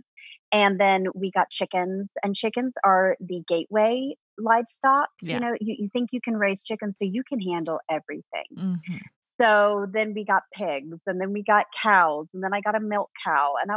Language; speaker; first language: English; native; English